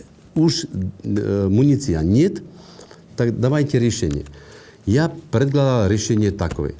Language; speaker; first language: Russian; non-native, learner; Slovak